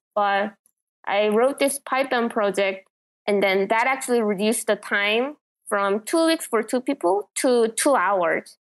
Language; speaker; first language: English; non-native, fluent; Korean